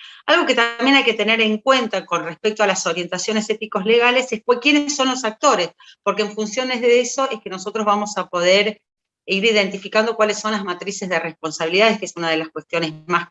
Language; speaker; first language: Spanish; native; Spanish